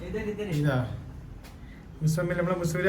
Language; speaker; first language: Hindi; non-native, local second language; Malayalam